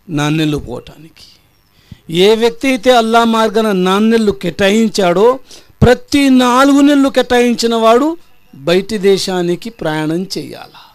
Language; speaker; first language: Telugu; non-native, local second language; Urdu